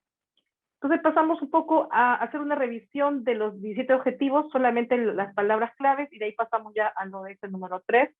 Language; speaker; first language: Spanish; native; Spanish